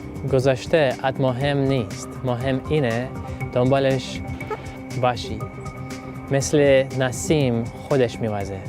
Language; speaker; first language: Persian; non-native, learner; Lithuanian